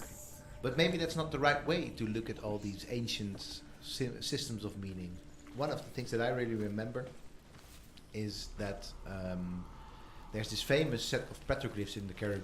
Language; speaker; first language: English; non-native, fluent; Dutch